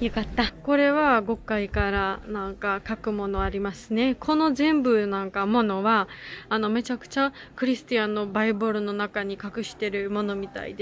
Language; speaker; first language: Japanese; non-native, learner; Georgian